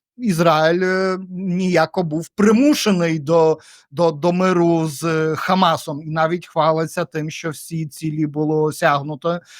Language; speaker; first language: Ukrainian; native; Ukrainian